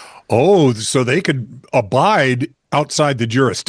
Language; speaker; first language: English; native; English